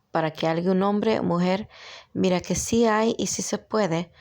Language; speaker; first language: Spanish; early bilingual, heritage; Spanish